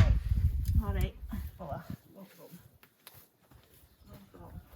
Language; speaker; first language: Portuguese; non-native, learner; English